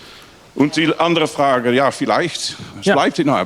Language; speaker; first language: German; non-native, learner; Dutch